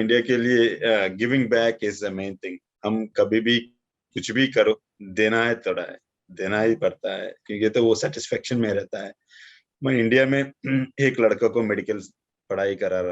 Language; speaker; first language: Hindi; non-native, local second language; Telugu